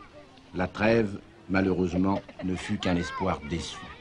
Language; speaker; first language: French; native; French